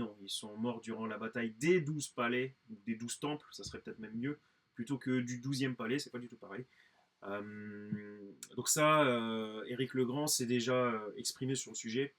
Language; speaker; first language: French; native; French